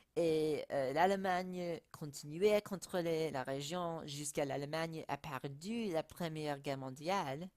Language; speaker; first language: French; non-native, learner; English